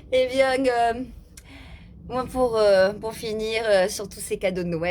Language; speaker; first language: French; native; French